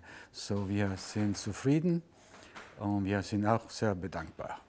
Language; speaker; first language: German; non-native, learner; Italian